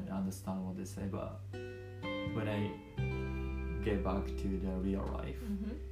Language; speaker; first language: English; non-native, learner; Japanese